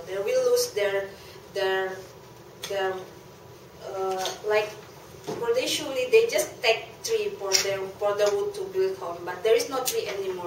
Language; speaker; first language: English; non-native, learner; Indonesian